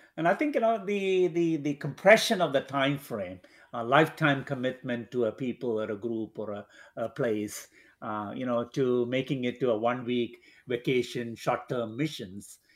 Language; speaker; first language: English; non-native, local second language; Malayalam